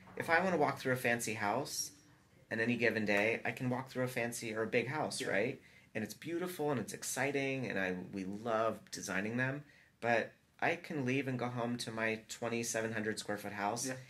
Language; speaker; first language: English; native; English